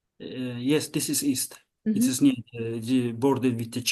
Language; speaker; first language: English; non-native, learner; Azerbaijani